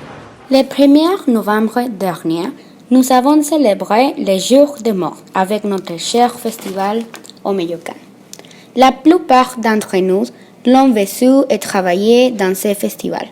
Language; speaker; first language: French; non-native, learner; Spanish